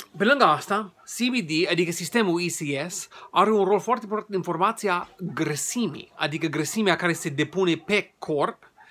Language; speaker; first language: Romanian; non-native, fluent; English